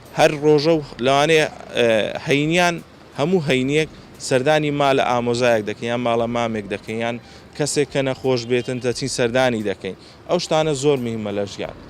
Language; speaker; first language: Central Kurdish; native; Central Kurdish